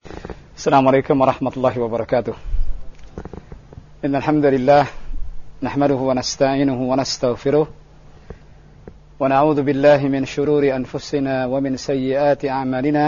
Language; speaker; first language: Arabic; non-native, fluent; Indonesian